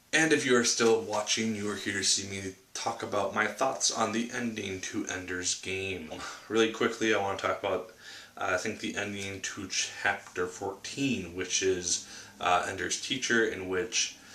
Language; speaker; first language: English; native; English